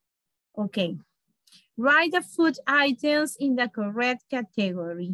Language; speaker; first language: English; non-native, learner; Spanish